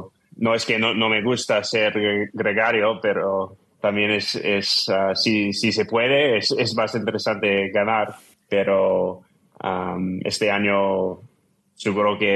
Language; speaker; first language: Spanish; non-native, fluent; English